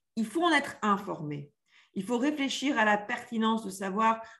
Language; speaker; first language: French; early bilingual, heritage; French